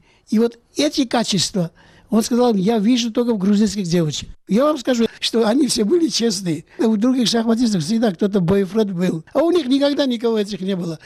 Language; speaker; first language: Russian; non-native, local second language; Georgian